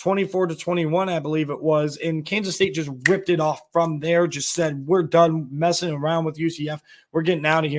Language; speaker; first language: English; native; English